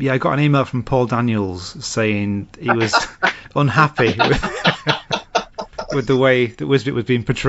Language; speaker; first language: English; native; English